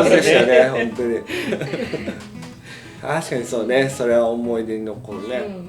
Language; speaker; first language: Japanese; native; Japanese